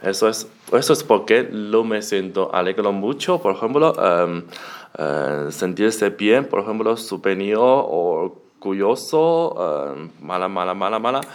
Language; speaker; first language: Spanish; non-native, learner; Chinese